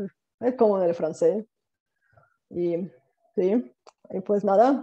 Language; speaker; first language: Spanish; non-native, fluent; Bulgarian